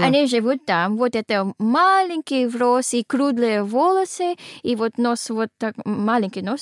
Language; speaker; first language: Russian; non-native, learner; Filipino